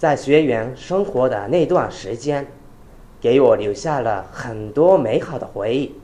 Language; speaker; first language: Chinese; non-native, fluent; Japanese